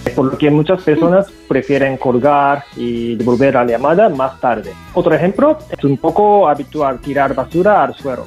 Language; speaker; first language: Spanish; non-native, fluent; Japanese